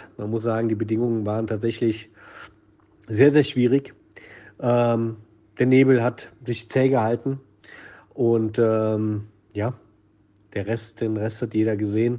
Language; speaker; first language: German; native; German